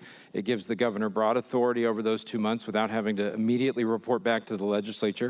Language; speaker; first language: English; native; English